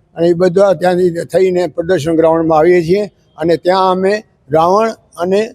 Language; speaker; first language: Gujarati; non-native, local second language; Sindhi